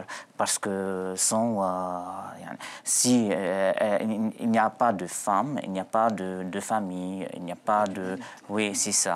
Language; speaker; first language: French; non-native, local second language; Arabic